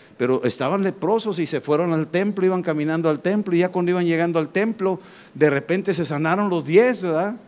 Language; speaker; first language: Spanish; native; Spanish